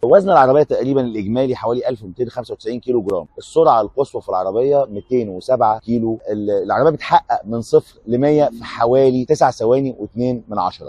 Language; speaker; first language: Arabic; native; Arabic